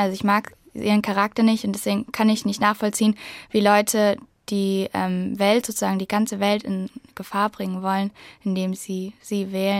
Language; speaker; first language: German; native; German